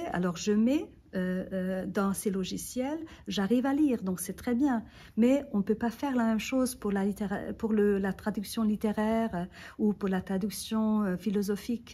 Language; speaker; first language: French; non-native, fluent; Hungarian